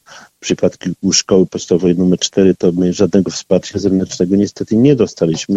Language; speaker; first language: Polish; native; Polish